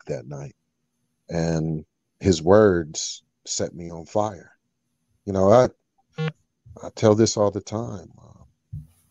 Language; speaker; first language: English; early bilingual, other home language; Filipino